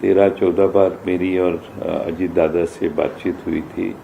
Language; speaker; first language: Hindi; non-native, local second language; Marathi